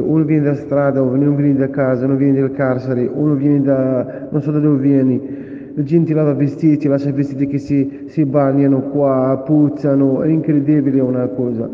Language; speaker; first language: Italian; non-native, fluent; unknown